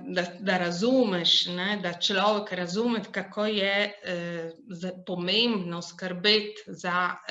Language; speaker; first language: Slovenian; non-native, local second language; Italian